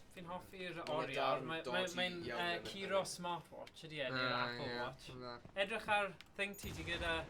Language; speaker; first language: Welsh; non-native, local second language; English